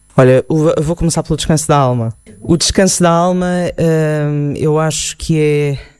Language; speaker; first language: Portuguese; native; Portuguese